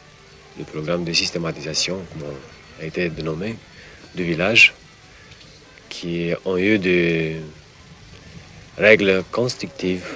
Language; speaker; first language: French; non-native, fluent; Romanian